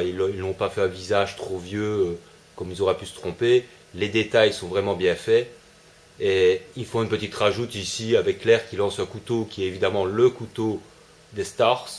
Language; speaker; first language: French; native; French